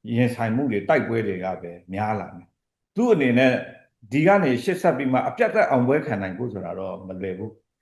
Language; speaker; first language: Burmese; native; Burmese